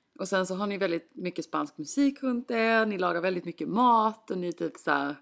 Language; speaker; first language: Swedish; native; Swedish